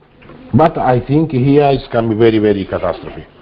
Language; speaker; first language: English; non-native, learner; Italian